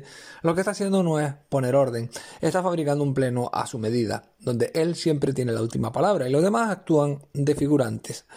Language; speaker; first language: Spanish; native; Spanish